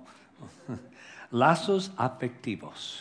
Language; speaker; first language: Spanish; non-native, learner; English